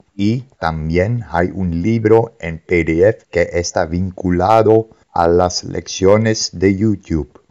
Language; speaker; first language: Spanish; non-native, fluent; Dutch